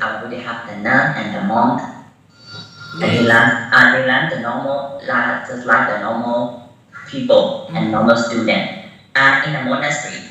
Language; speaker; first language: English; non-native, learner; Burmese